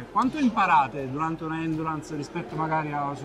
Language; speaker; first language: Italian; native; Italian